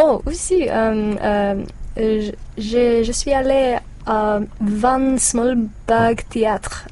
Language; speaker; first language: French; non-native, learner; English